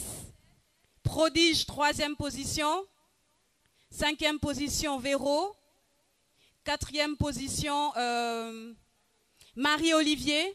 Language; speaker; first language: French; non-native, local second language; Wolof